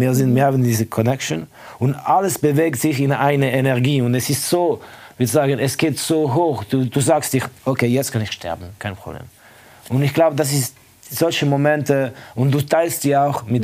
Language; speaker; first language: German; non-native, fluent; Estonian